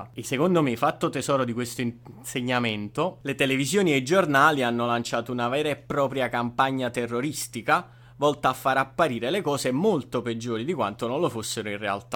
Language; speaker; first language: Italian; native; Italian